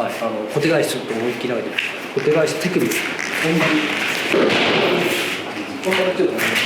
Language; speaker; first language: Japanese; native; Japanese